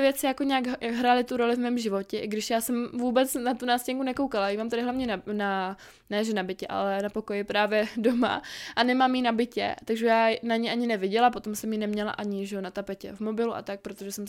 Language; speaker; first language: Czech; native; Czech